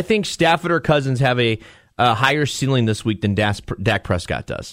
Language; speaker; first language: English; native; English